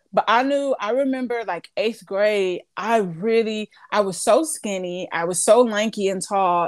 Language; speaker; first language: English; native; English